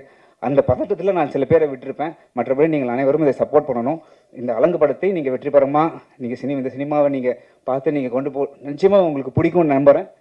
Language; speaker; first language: Tamil; native; Tamil